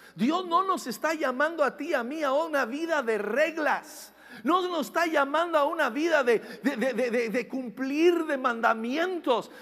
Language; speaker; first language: Spanish; non-native, fluent; English